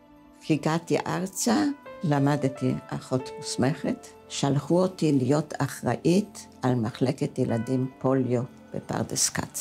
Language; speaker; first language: Hebrew; non-native, fluent; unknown